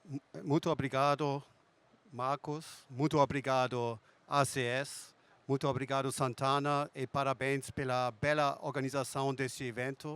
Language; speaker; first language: Portuguese; non-native, fluent; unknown